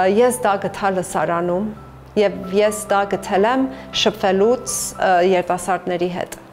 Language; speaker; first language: Armenian; early bilingual, heritage; Armenian